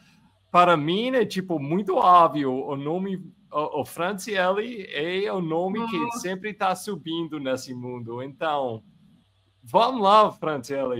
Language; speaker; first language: Portuguese; non-native, fluent; English